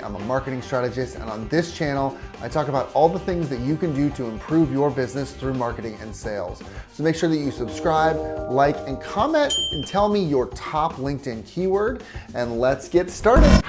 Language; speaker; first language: English; native; English